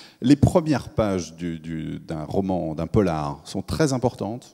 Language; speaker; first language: French; native; French